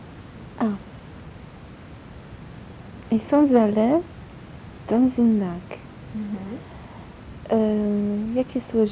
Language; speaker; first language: French; non-native, learner; Polish